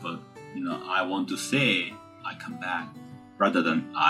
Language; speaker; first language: English; non-native, fluent; Japanese